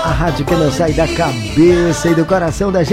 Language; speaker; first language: Portuguese; native; Portuguese